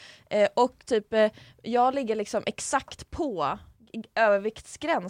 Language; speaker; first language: Swedish; native; Swedish